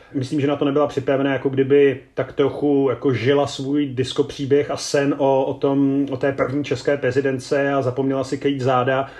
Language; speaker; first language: Czech; native; Czech